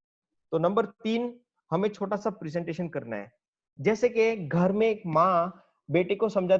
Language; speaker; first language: Hindi; native; Hindi